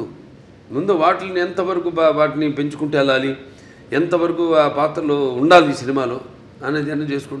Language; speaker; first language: Telugu; native; Telugu